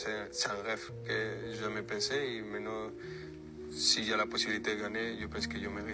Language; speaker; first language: French; non-native, fluent; Spanish